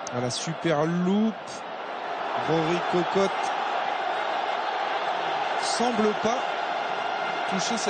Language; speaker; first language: French; native; French